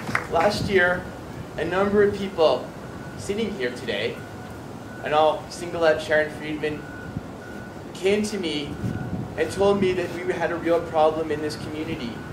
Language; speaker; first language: English; native; English